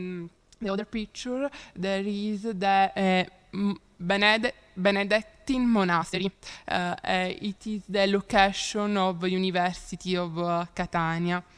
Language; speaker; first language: English; non-native, learner; Italian